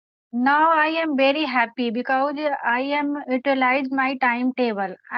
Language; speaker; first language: English; non-native, learner; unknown